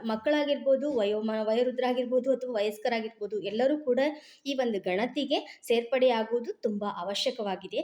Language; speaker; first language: Kannada; native; Kannada